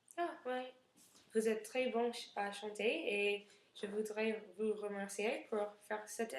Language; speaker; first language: French; non-native, learner; English